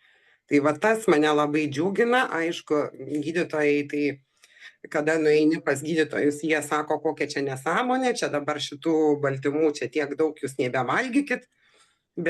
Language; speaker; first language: Lithuanian; native; Lithuanian